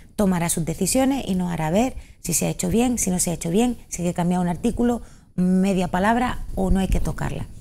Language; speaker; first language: Spanish; native; Spanish